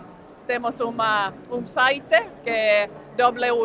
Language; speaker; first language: Portuguese; non-native, fluent; Finnish